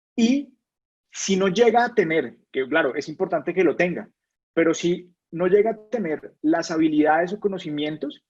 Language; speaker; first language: Spanish; native; Spanish